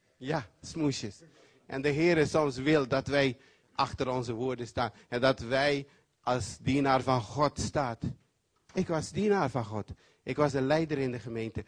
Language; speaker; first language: Dutch; non-native, fluent; Papiamento